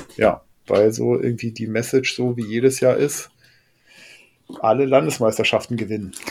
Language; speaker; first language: German; native; German